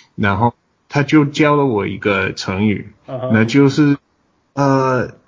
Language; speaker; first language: Chinese; non-native, fluent; English